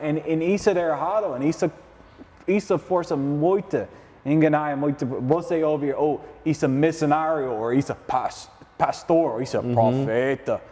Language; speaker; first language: Portuguese; non-native, learner; English